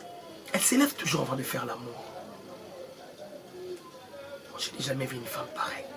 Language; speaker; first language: French; non-native, local second language; Lingala